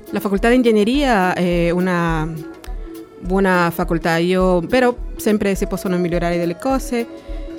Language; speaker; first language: Italian; non-native, fluent; Spanish